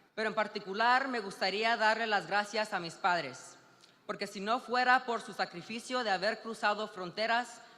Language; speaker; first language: Spanish; early bilingual, heritage; Spanish